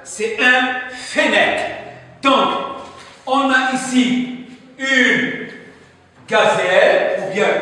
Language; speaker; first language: French; non-native, local second language; Arabic